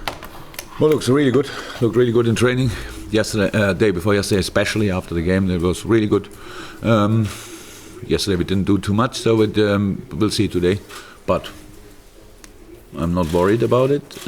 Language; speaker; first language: English; non-native, fluent; German